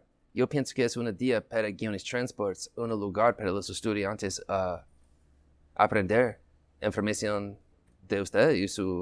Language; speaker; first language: Spanish; non-native, learner; English